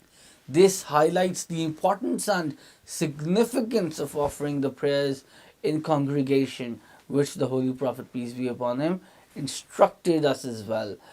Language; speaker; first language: English; non-native, local second language; Urdu